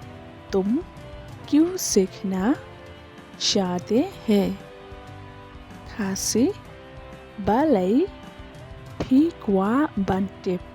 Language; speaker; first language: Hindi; non-native, learner; Khasi